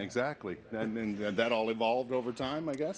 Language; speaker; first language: English; native; English